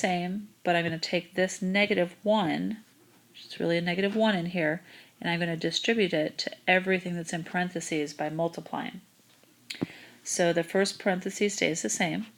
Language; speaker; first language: English; native; English